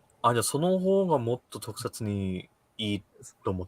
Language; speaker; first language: Japanese; early bilingual, heritage; Japanese